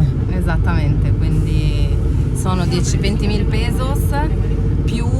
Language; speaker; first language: Italian; native; Italian